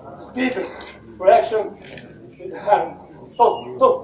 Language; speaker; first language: English; non-native, learner; Italian